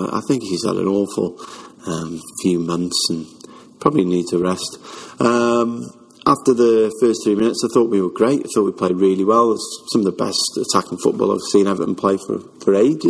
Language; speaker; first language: English; native; English